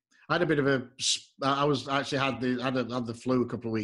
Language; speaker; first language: English; native; English